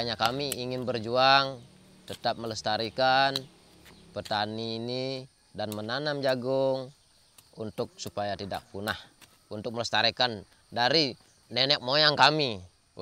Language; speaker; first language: Indonesian; non-native, local second language; Balinese